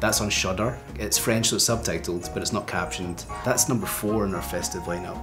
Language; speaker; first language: English; native; English